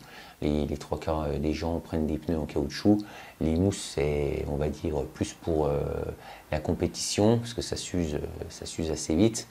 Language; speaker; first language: French; native; French